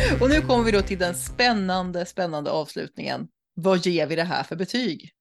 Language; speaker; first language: Swedish; native; Swedish